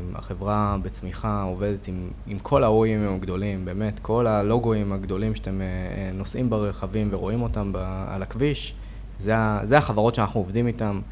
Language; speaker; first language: Hebrew; native; Hebrew